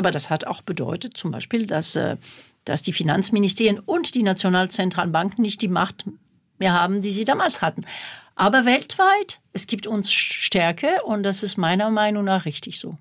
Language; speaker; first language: German; non-native, fluent; French